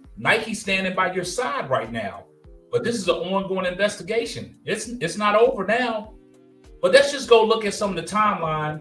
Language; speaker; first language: English; native; English